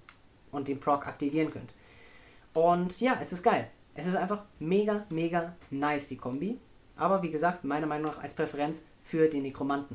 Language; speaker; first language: German; native; German